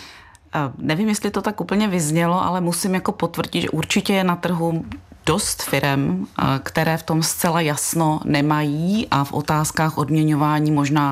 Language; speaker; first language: Czech; native; Czech